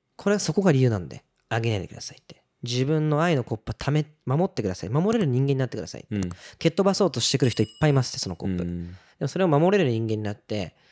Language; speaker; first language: Japanese; early bilingual, other home language; Portuguese